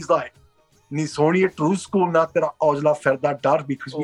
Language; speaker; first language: English; native; English